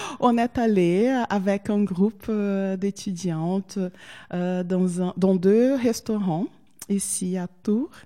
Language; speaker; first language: French; non-native, fluent; Portuguese